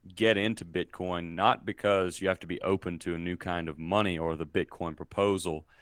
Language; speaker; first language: English; native; English